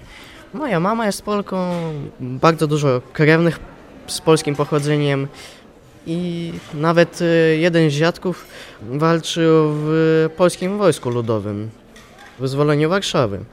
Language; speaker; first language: Polish; non-native, local second language; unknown